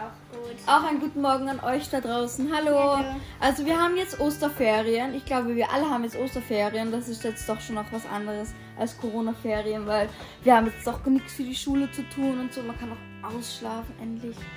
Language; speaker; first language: German; native; German